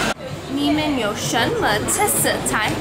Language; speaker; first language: Chinese; non-native, learner; English